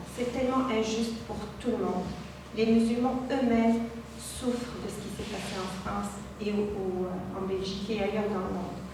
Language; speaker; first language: French; non-native, local second language; Arabic